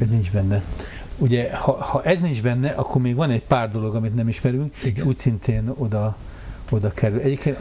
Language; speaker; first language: Hungarian; native; Hungarian